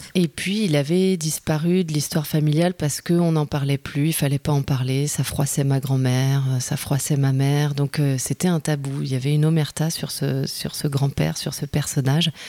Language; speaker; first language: French; native; French